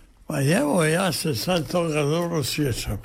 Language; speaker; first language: Serbian; native; Serbian